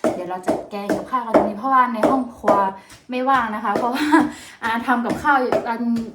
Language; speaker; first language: Thai; non-native, local second language; Karen languages